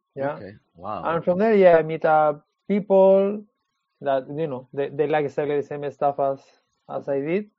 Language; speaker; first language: English; non-native, fluent; Spanish